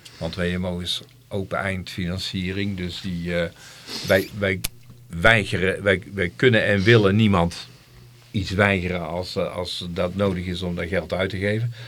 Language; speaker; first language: Dutch; native; Dutch